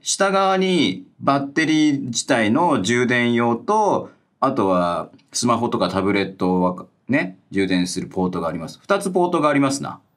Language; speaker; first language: Japanese; native; Japanese